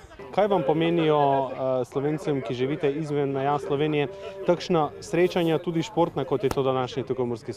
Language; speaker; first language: Slovenian; native; Slovenian